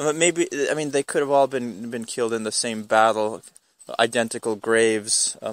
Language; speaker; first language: English; native; English